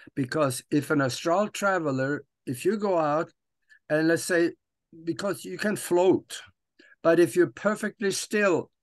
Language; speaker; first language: English; non-native, fluent; Norwegian